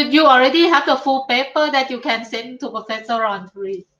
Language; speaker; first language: English; non-native, learner; Thai